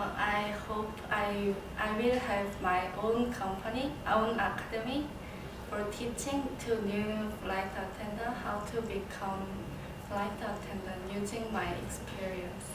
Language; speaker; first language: English; non-native, learner; Korean